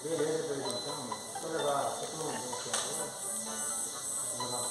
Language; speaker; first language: Portuguese; native; Portuguese